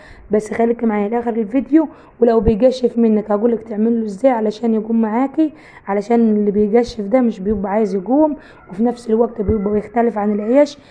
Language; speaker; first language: Arabic; native; Arabic